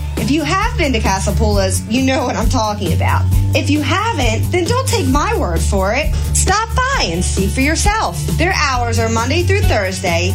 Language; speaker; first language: English; native; English